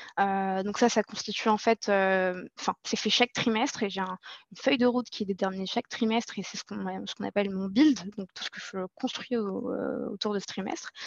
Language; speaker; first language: French; non-native, local second language; Arabic